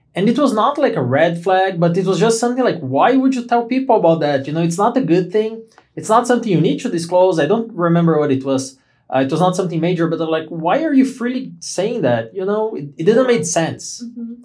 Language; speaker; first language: English; non-native, fluent; Portuguese